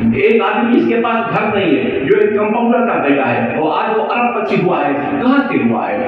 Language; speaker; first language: Urdu; non-native, local second language; Sindhi